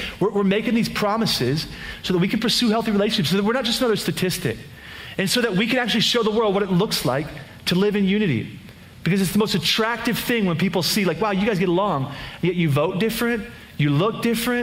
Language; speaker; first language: English; native; English